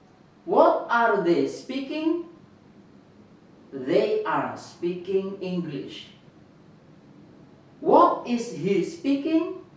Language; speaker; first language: English; non-native, fluent; Indonesian